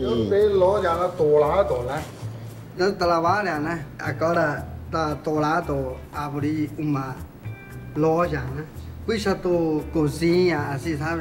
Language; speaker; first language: Portuguese; non-native, learner; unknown